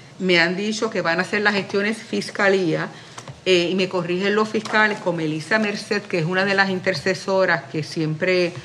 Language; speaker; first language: Spanish; native; Spanish